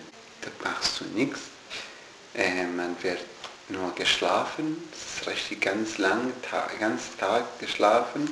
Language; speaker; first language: German; non-native, learner; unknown